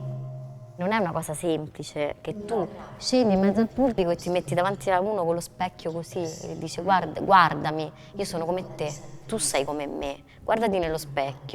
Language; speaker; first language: Italian; native; Italian